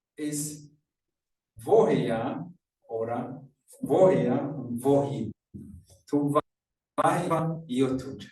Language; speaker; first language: German; non-native, fluent; Rundi